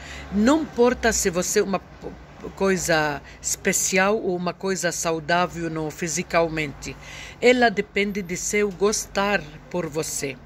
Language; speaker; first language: Portuguese; non-native, fluent; Arabic